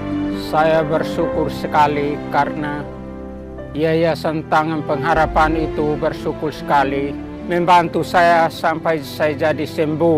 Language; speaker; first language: Indonesian; non-native, local second language; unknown